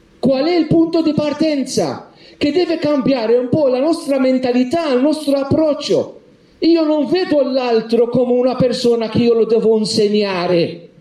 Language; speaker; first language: Italian; non-native, fluent; Maltese